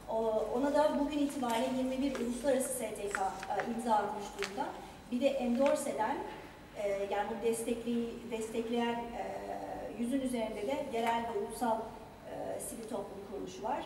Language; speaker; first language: Turkish; native; Turkish